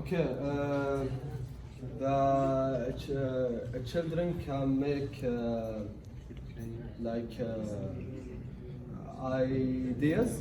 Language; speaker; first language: English; non-native, learner; Arabic